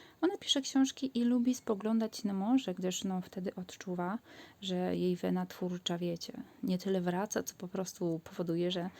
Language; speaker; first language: Polish; native; Polish